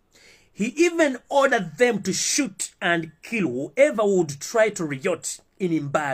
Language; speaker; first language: English; non-native, local second language; Ganda